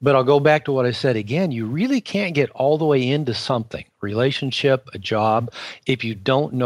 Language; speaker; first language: English; native; English